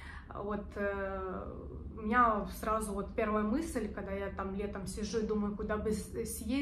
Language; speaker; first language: Russian; native; Russian